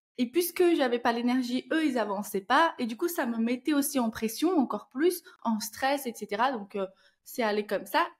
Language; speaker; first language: French; non-native, fluent; Portuguese